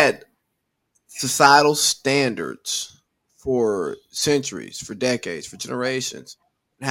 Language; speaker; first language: English; native; English